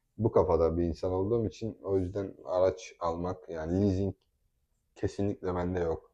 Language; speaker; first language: Turkish; native; Turkish